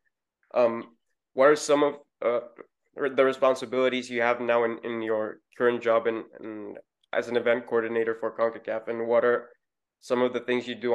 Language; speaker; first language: English; non-native, fluent; Spanish